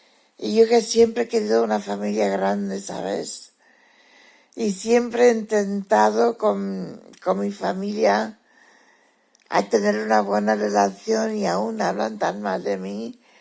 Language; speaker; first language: Spanish; early bilingual, heritage; Spanish